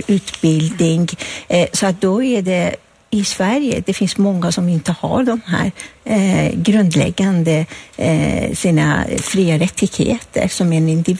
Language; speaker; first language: Swedish; non-native, fluent; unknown